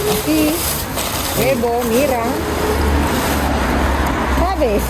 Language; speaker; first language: Spanish; non-native, learner; Filipino